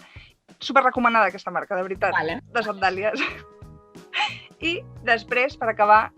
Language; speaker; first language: Catalan; native; Catalan